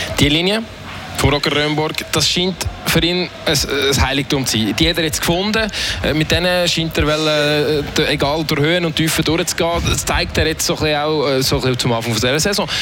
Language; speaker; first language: German; native; German